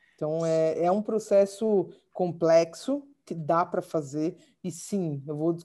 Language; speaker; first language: Portuguese; native; Portuguese